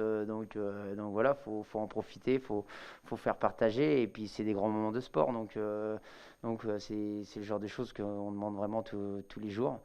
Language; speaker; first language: French; native; French